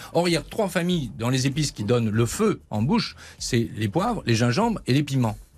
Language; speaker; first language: French; native; French